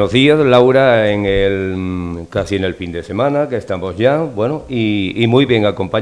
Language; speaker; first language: Spanish; native; Spanish